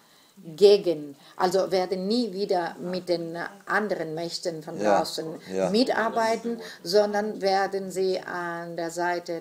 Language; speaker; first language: German; non-native, fluent; Greek